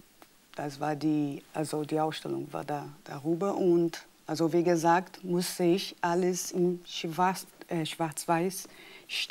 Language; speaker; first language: German; non-native, fluent; Portuguese